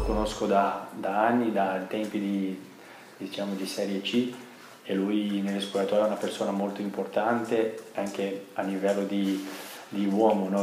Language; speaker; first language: Italian; non-native, fluent; Portuguese